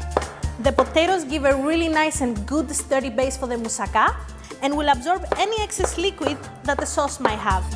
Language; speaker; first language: English; non-native, fluent; Greek